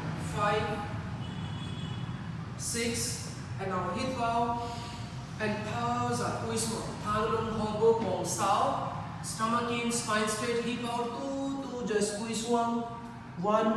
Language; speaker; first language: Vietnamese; non-native, learner; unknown